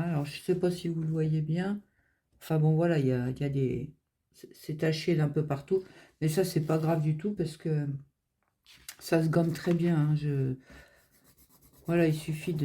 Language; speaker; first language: French; native; French